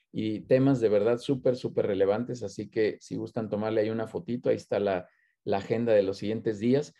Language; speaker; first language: Spanish; native; Spanish